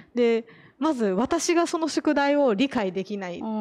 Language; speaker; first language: Japanese; native; Japanese